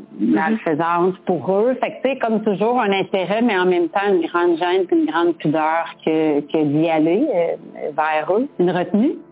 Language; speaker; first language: French; native; French